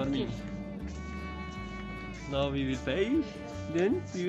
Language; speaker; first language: English; non-native, learner; Turkish